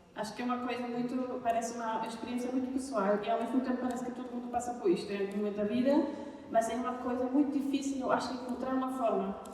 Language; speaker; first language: Portuguese; non-native, fluent; German